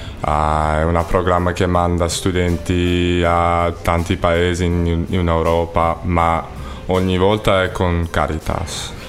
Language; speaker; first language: Italian; non-native, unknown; English